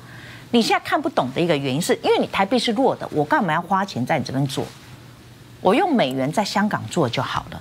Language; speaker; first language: Chinese; native; Chinese